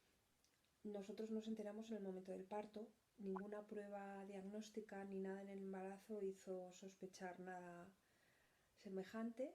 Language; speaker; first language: Spanish; native; Spanish